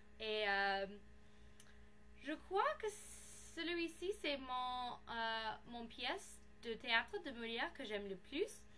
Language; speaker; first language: French; non-native, learner; English